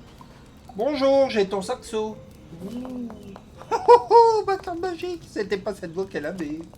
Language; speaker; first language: French; native; French